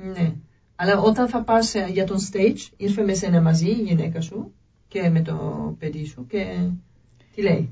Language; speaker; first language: Greek; non-native, learner; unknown